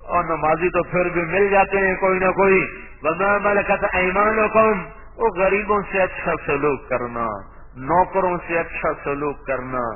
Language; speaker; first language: Urdu; non-native, local second language; Punjabi